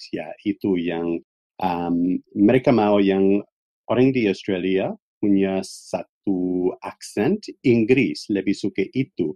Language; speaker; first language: Indonesian; non-native, fluent; English